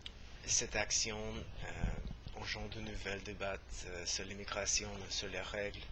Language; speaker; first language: French; non-native, learner; English